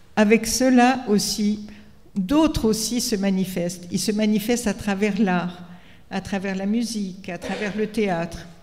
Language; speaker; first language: French; non-native, local second language; Arabic